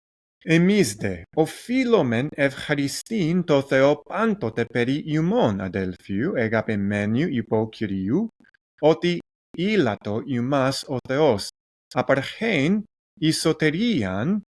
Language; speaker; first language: Greek; non-native, learner; English